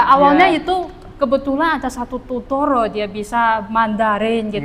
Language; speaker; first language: Indonesian; non-native, fluent; Chinese